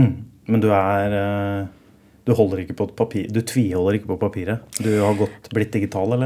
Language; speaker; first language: Norwegian; native; Norwegian